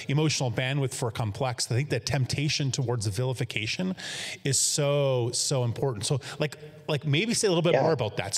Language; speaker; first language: English; native; English